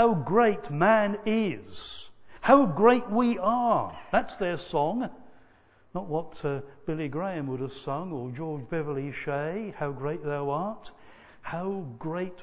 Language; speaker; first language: English; native; English